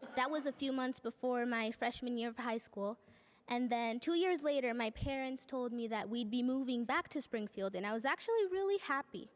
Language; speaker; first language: English; non-native, fluent; Spanish